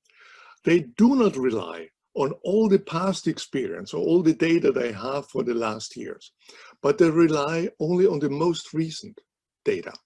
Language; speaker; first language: English; non-native, fluent; German